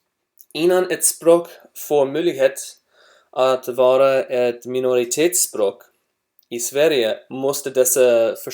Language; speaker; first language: Swedish; non-native, learner; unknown